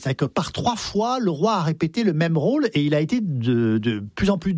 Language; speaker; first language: French; native; French